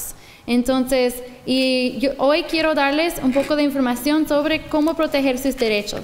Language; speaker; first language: Spanish; non-native, fluent; English